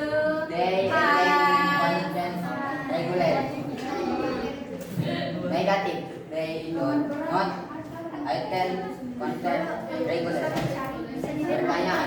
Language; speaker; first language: English; non-native, learner; Indonesian